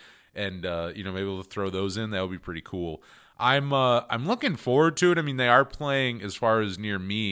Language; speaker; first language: English; native; English